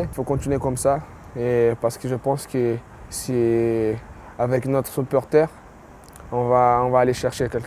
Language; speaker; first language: French; non-native, fluent; Portuguese